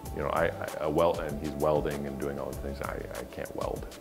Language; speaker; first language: English; native; English